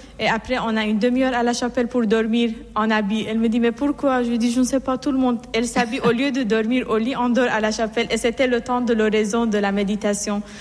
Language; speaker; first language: French; non-native, fluent; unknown